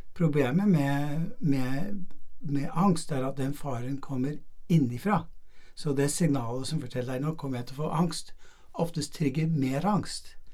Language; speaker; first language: Norwegian; non-native, fluent; English